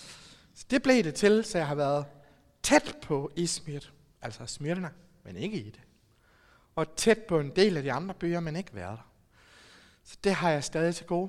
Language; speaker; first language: Danish; native; Danish